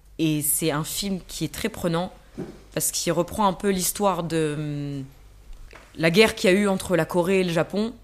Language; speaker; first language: French; native; French